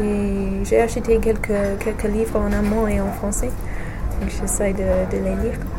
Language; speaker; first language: French; non-native, fluent; English